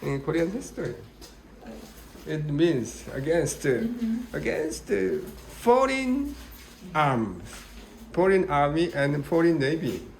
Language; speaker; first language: English; non-native, learner; Korean